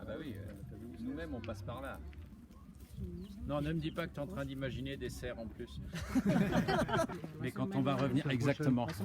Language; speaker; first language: French; native; French